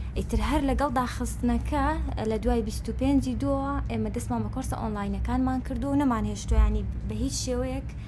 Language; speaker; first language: Central Kurdish; non-native, local second language; Kurdish